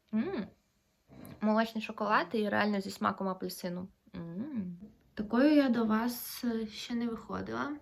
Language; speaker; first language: Ukrainian; non-native, local second language; Russian